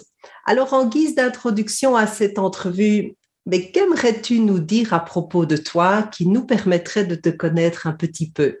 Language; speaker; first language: French; native; French